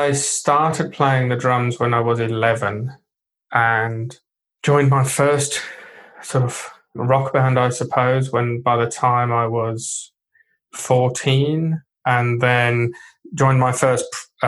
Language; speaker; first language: English; non-native, local second language; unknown